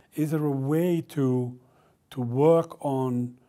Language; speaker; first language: English; non-native, fluent; Icelandic